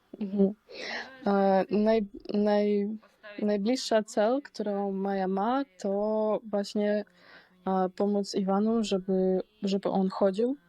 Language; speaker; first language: Polish; non-native, fluent; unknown